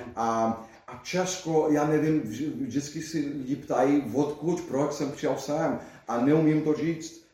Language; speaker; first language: Czech; non-native, fluent; Portuguese